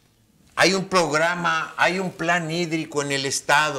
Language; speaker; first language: Spanish; native; Spanish